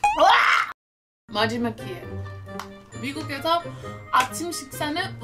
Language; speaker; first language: Korean; non-native, learner; English